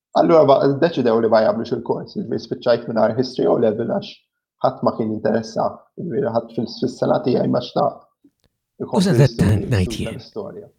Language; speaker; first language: Maltese; early bilingual, heritage; Maltese